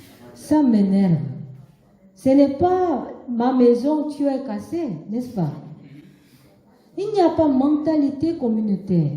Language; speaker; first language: French; non-native, learner; Korean